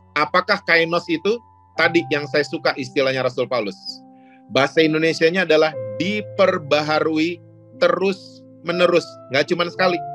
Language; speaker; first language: Indonesian; native; Indonesian